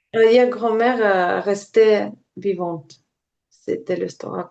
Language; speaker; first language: French; non-native, learner; Ukrainian